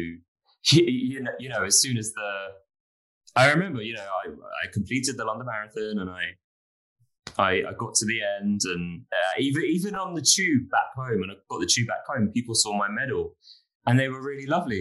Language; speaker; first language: English; native; English